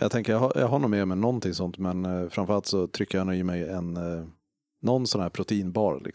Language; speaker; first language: Swedish; native; Swedish